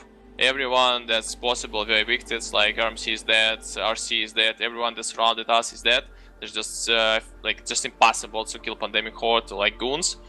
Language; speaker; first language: English; non-native, fluent; Russian